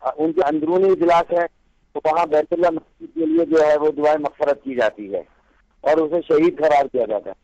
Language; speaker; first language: Urdu; native; Urdu